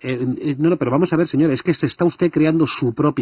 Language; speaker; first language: Spanish; native; Spanish